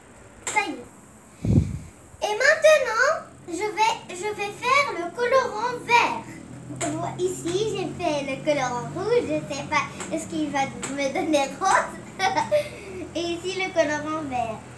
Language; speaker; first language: French; non-native, local second language; Arabic